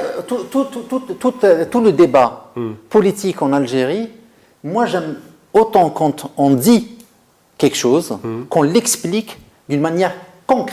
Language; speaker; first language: French; non-native, local second language; Arabic